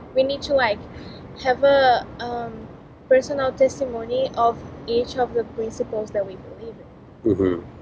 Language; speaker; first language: English; non-native, fluent; Portuguese